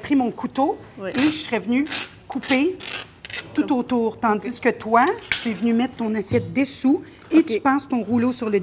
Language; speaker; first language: French; native; French